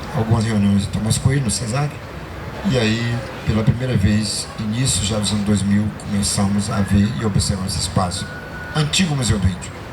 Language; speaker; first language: Portuguese; non-native, local second language; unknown